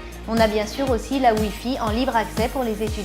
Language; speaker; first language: French; native; French